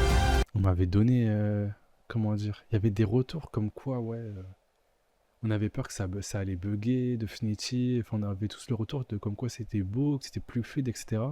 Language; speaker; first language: French; native; French